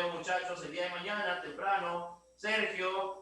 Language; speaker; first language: Spanish; native; Spanish